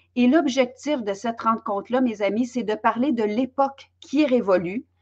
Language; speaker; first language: French; native; French